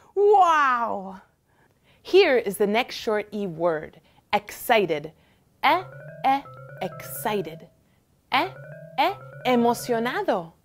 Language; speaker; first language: English; early bilingual, other home language; Spanish